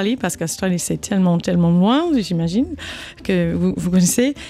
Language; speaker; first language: French; non-native, fluent; English